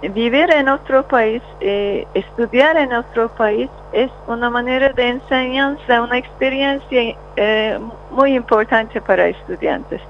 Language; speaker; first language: Spanish; non-native, fluent; Turkish